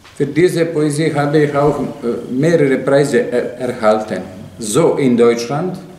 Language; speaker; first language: German; non-native, fluent; Serbian